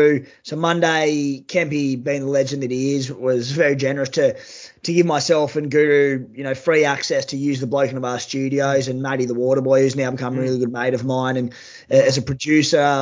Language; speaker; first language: English; native; English